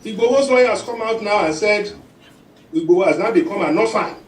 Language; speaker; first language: English; non-native, local second language; Yoruba